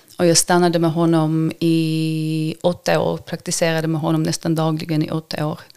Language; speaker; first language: Swedish; early bilingual, other home language; Polish